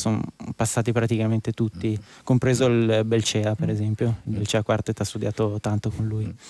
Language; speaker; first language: Italian; native; Italian